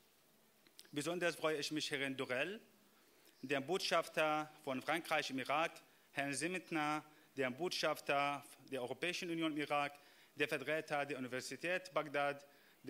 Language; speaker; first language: German; non-native, fluent; Arabic